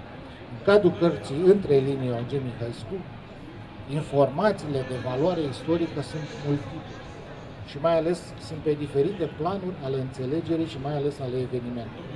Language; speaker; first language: Romanian; native; Romanian